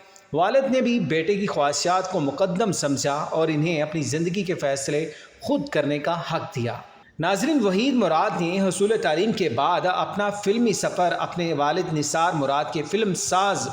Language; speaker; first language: Urdu; native; Urdu